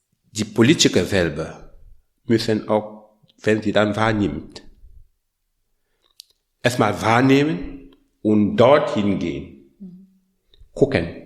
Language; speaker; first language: German; non-native, learner; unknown